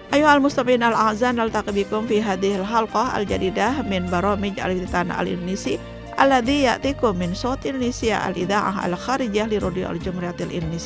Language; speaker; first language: Arabic; non-native, fluent; Indonesian